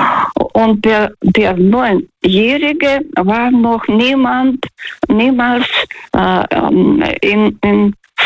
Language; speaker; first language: German; non-native, fluent; Russian